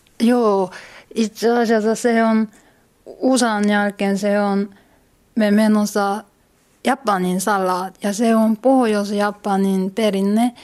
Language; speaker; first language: Finnish; non-native, learner; Korean